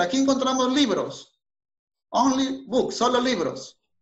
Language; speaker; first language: Spanish; native; Spanish